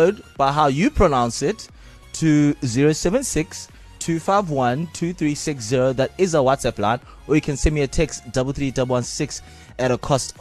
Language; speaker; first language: English; non-native, local second language; Xhosa